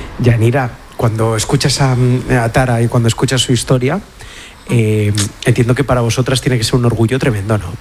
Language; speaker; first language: Spanish; native; Spanish